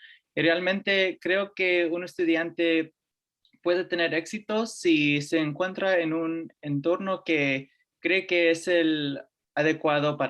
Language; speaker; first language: Spanish; early bilingual, heritage; Spanish